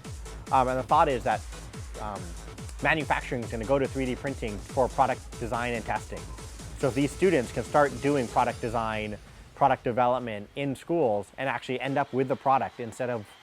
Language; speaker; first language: English; native; English